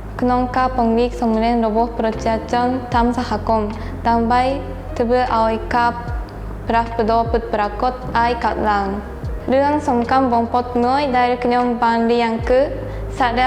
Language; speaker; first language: Khmer; non-native, fluent; Japanese